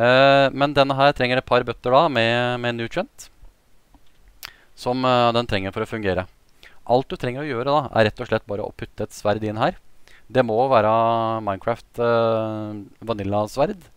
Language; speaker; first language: Norwegian; native; Norwegian